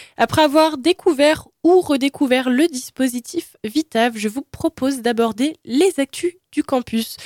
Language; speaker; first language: French; native; French